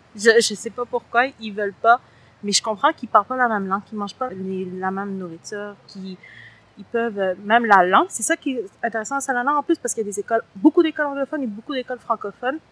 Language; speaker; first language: French; early bilingual, other home language; Spanish